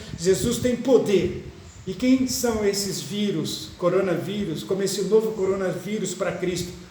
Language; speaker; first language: Portuguese; native; Portuguese